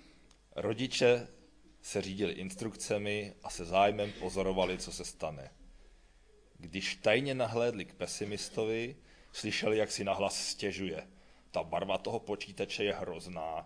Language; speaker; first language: Czech; native; Czech